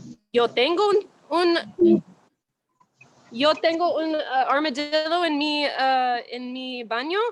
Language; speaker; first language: Spanish; non-native, learner; English